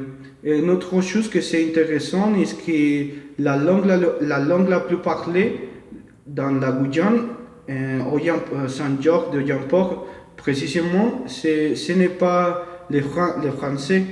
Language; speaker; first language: French; non-native, learner; Portuguese